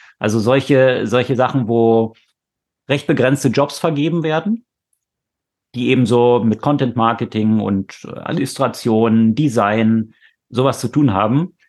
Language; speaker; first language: German; native; German